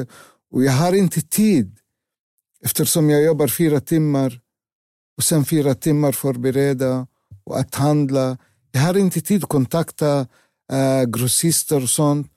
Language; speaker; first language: Swedish; non-native, learner; Arabic